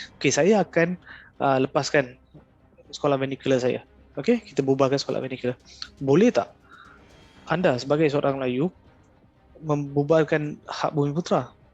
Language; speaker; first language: Malay; non-native, local second language; Tamil